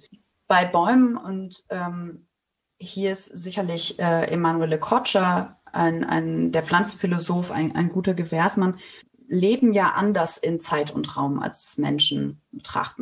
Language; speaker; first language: German; native; German